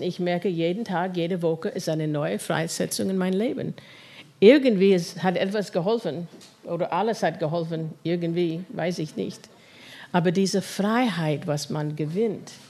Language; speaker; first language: German; non-native, fluent; English